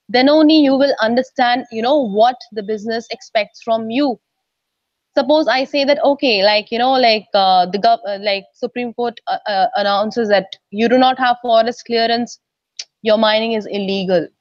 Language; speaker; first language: English; non-native, local second language; Odia